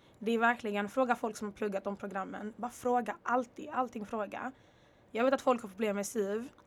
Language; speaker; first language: Swedish; early bilingual, other home language; Kinyarwanda